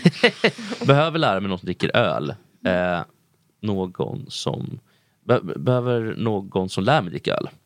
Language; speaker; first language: Swedish; native; Swedish